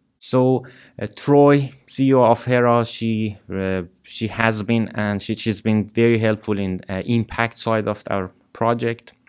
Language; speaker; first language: English; non-native, fluent; Persian